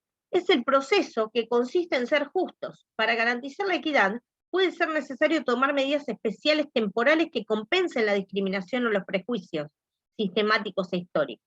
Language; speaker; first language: Spanish; native; Spanish